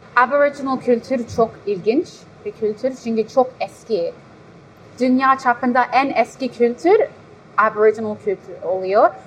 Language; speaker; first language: Turkish; early bilingual, heritage; Turkish